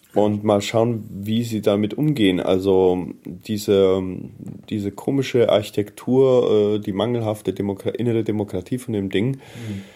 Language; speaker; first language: German; early bilingual, heritage; German